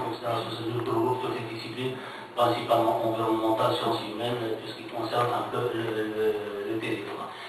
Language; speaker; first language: French; non-native, local second language; Arabic